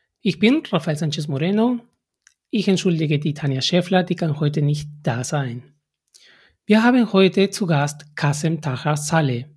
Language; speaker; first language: German; non-native, fluent; Spanish